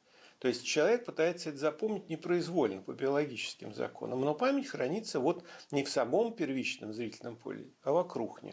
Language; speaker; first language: Russian; native; Russian